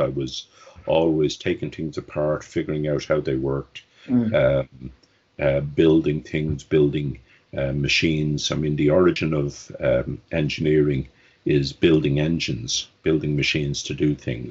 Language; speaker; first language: English; native; English